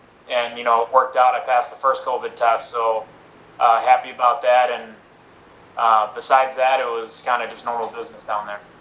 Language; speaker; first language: English; early bilingual, other home language; Spanish